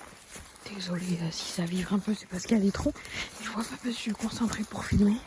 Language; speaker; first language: French; native; French